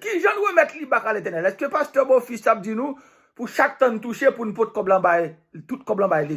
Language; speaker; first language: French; non-native, local second language; Haitian Creole